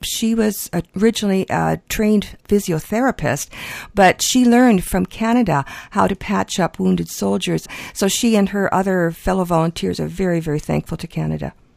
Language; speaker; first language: English; early bilingual, other home language; Ukrainian